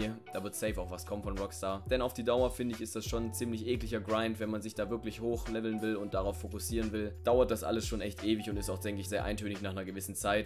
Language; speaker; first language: German; native; German